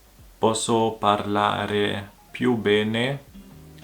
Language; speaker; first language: Italian; non-native, learner; German